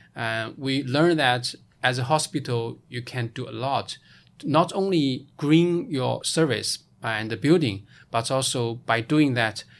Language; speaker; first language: English; non-native, fluent; Chinese